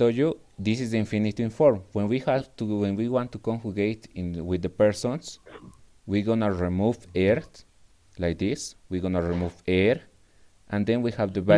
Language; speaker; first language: English; non-native, fluent; Spanish